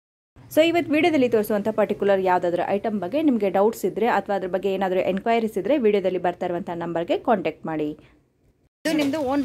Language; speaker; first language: Kannada; native; Kannada